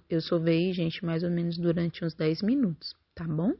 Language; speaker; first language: Portuguese; native; Portuguese